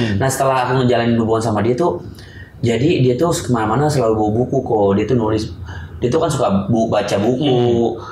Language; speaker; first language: Indonesian; native; Indonesian